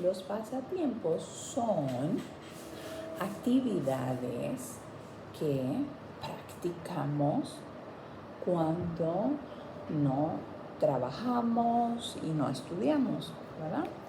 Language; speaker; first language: Spanish; non-native, fluent; English